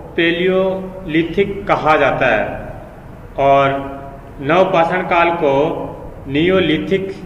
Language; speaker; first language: Hindi; native; Hindi